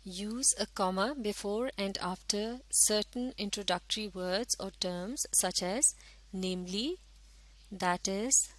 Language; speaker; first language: English; non-native, local second language; Urdu